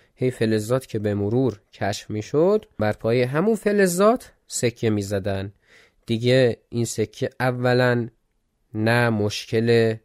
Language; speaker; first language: Persian; non-native, local second language; Azerbaijani